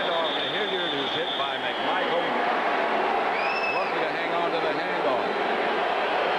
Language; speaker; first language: English; native; English